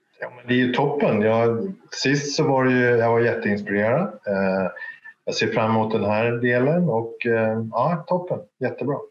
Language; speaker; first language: Swedish; native; Swedish